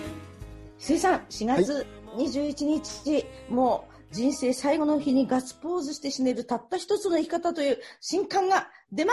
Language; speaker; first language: Japanese; native; Japanese